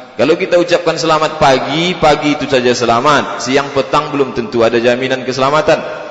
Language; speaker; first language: Malay; native; Malay